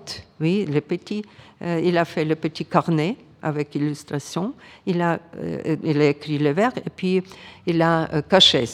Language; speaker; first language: French; non-native, fluent; Ukrainian